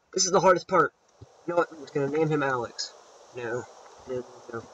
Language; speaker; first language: English; native; English